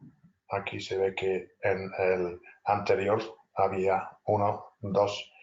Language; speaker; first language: Spanish; non-native, fluent; English